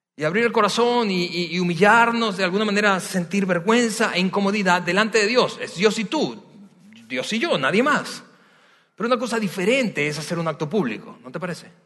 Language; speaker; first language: Spanish; native; Spanish